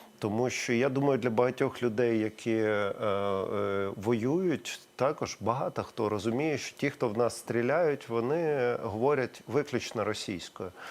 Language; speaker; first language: Ukrainian; non-native, local second language; Russian